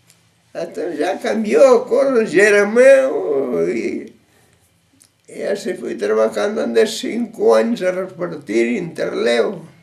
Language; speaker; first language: Portuguese; non-native, fluent; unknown